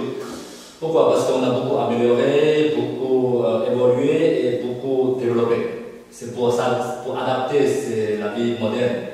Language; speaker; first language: French; non-native, fluent; Chinese